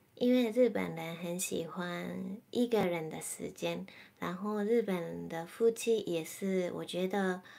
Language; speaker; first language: Chinese; non-native, fluent; Japanese